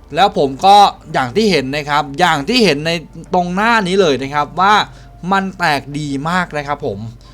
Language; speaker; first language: Thai; native; Thai